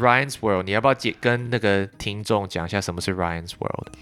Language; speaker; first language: Chinese; native; Chinese